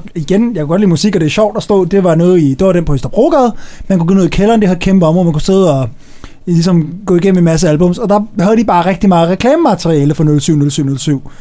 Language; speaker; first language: Danish; native; Danish